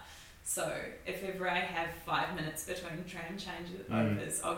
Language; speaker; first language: English; native; English